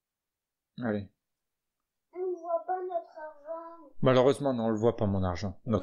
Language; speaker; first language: French; native; French